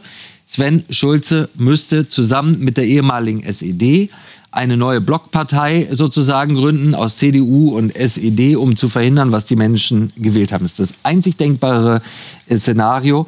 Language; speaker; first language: German; native; German